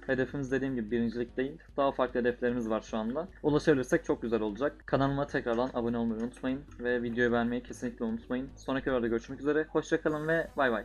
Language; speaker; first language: Turkish; native; Turkish